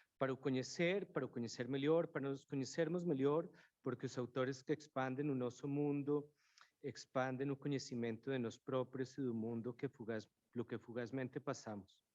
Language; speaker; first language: Portuguese; non-native, fluent; Spanish